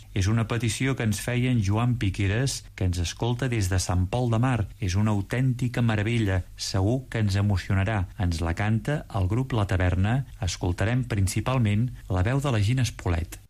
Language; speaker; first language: Catalan; native; Catalan